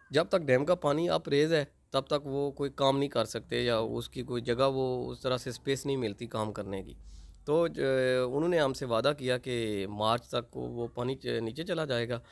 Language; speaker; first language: Urdu; non-native, local second language; Pahari-Potwari